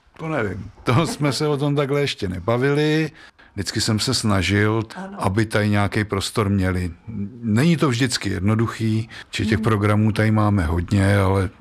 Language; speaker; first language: Czech; native; Czech